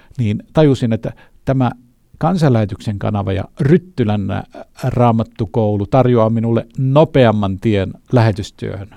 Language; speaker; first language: Finnish; native; Finnish